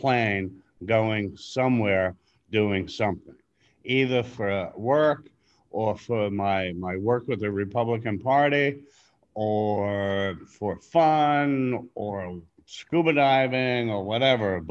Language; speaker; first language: English; native; English